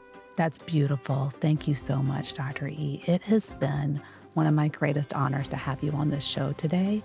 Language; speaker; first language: English; native; English